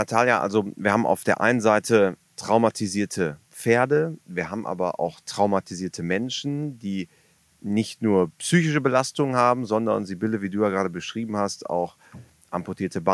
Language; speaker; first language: German; native; German